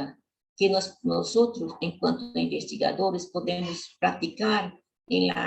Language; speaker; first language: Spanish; non-native, learner; Portuguese